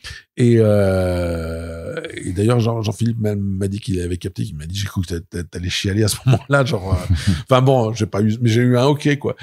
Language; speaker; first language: French; native; French